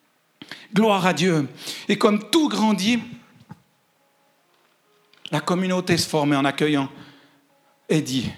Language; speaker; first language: French; native; French